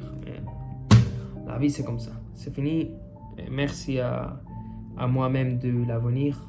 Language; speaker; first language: French; non-native, learner; Spanish